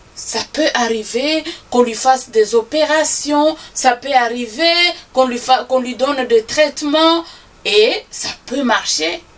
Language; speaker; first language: French; non-native, local second language; Swahili